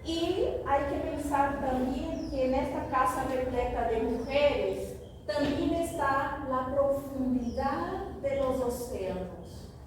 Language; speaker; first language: Spanish; non-native, fluent; Portuguese